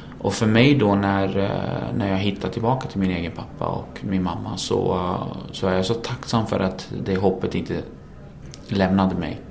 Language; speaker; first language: Swedish; early bilingual, other home language; Kurdish